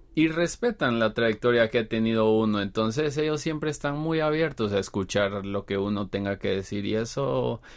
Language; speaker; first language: Spanish; native; Spanish